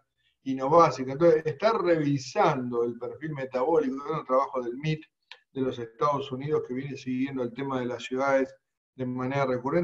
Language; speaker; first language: Spanish; native; Spanish